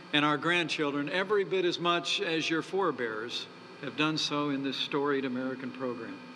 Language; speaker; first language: English; native; English